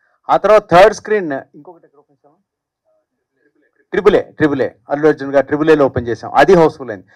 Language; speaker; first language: Telugu; native; Telugu